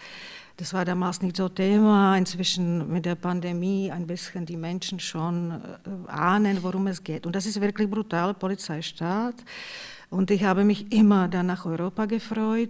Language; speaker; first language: German; non-native, fluent; Czech